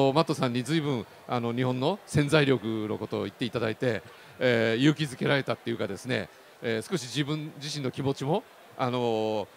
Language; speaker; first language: Japanese; native; Japanese